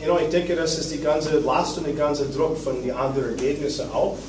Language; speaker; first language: German; non-native, fluent; English